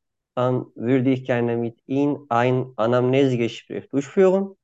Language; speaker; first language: German; non-native, fluent; Turkish